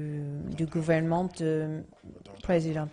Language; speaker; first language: French; non-native, learner; English